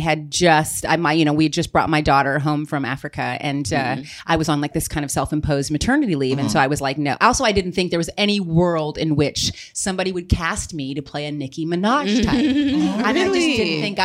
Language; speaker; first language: English; native; English